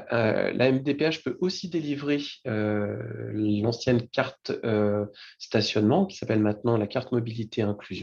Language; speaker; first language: French; native; French